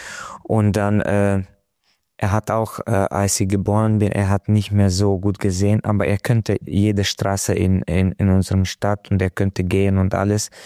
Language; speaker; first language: German; non-native, local second language; Hungarian